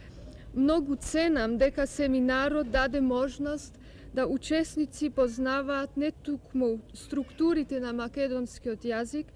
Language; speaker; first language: Macedonian; non-native, learner; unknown